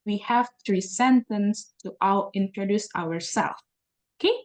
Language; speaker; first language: English; non-native, learner; Indonesian